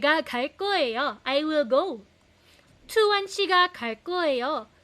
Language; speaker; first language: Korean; non-native, fluent; Filipino